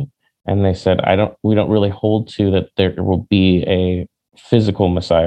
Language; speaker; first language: English; native; English